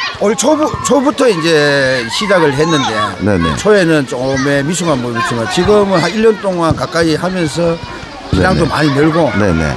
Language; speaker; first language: Korean; native; Korean